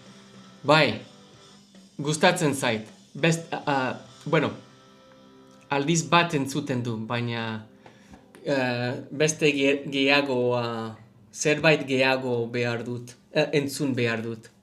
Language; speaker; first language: Basque; non-native, learner; English